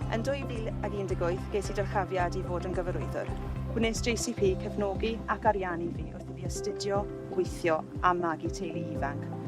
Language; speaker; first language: Welsh; non-native, local second language; English